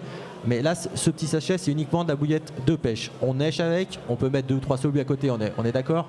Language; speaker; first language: French; native; French